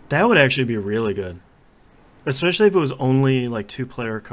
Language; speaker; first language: English; native; English